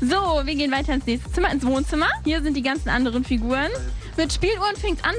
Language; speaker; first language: German; native; German